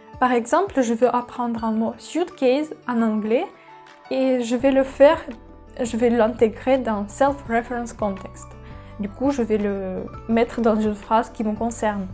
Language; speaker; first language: French; non-native, fluent; Russian